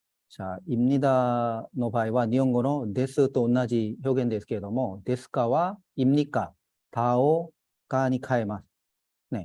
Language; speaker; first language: Japanese; non-native, fluent; Korean